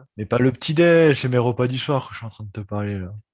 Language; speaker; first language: French; native; French